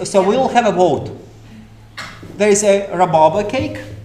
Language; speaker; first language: English; non-native, fluent; Latvian